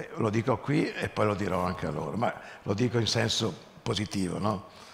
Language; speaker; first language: Italian; native; Italian